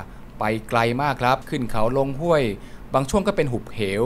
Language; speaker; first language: Thai; native; Thai